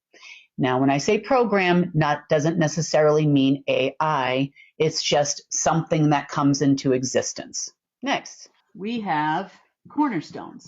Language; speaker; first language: English; native; English